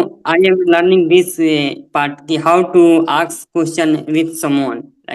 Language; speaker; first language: English; non-native, learner; Hindi